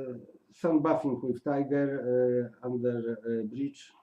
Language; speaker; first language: English; non-native, learner; Polish